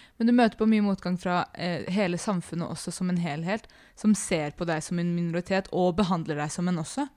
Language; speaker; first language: Norwegian; early bilingual, other home language; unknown